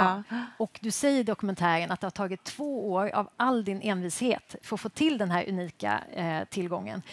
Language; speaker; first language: Swedish; native; Swedish